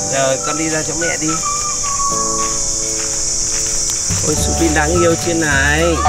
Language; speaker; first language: Vietnamese; native; Vietnamese